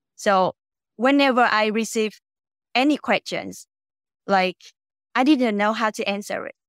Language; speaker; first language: English; non-native, fluent; Vietnamese